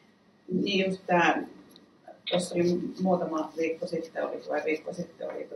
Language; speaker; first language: Finnish; native; Finnish